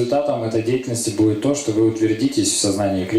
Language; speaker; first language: Russian; native; Russian